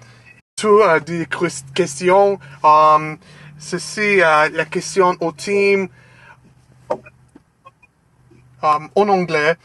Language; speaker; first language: French; non-native, learner; English